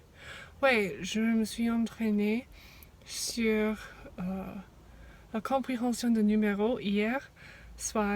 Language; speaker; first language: French; non-native, fluent; English